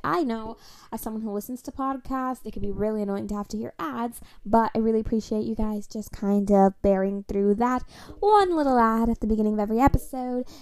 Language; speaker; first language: English; native; English